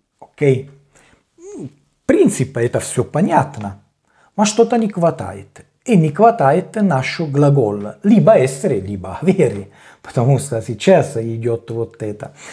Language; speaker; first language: Russian; non-native, learner; Italian